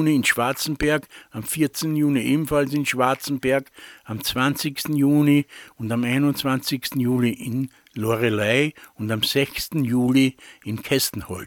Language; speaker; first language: German; native; German